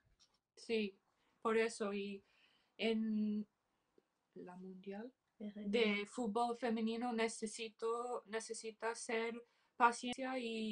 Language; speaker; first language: Spanish; early bilingual, heritage; English